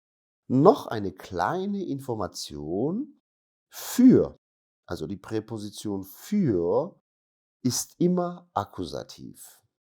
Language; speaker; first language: German; non-native, fluent; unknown